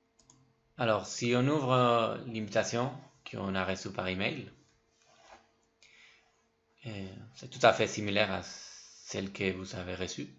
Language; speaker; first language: French; non-native, fluent; Spanish